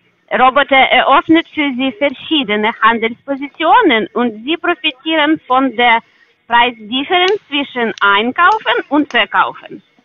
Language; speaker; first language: German; non-native, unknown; Russian